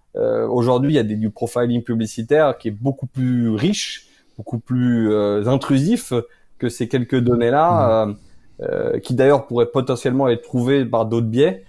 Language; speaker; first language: French; native; French